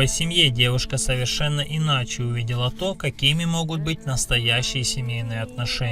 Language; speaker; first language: Russian; native; Russian